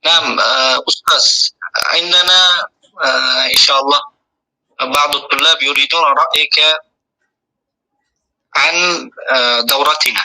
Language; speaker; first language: Arabic; non-native, fluent; Uzbek